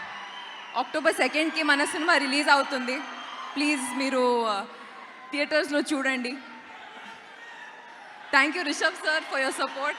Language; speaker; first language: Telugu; non-native, learner; Kannada